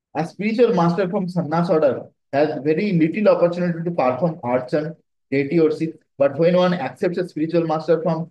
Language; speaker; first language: English; non-native, local second language; Bangla